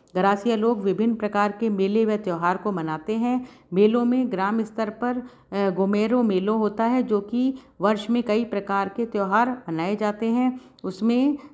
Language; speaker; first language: Hindi; native; Hindi